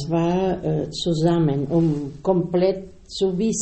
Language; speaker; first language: German; non-native, learner; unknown